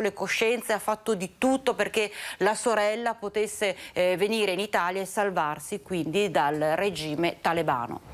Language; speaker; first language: Italian; native; Italian